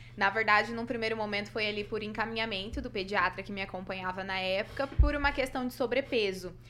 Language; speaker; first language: Portuguese; native; Portuguese